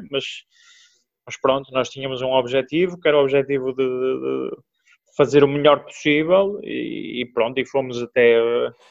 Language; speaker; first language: Portuguese; native; Portuguese